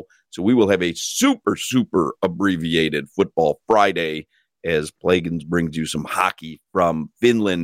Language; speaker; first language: English; native; English